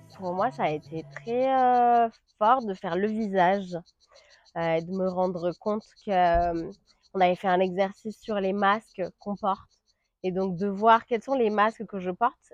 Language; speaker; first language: French; non-native, fluent; Spanish